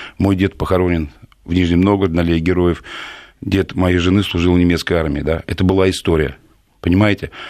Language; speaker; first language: Russian; native; Russian